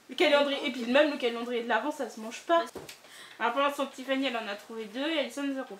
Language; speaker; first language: French; native; French